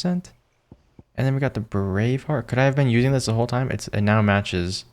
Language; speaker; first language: English; native; English